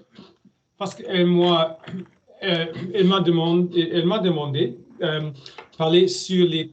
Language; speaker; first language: French; non-native, learner; German